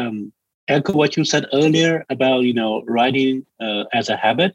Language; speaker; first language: English; non-native, fluent; Chinese